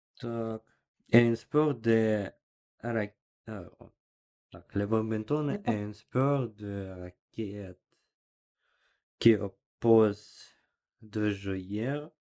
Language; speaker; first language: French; non-native, learner; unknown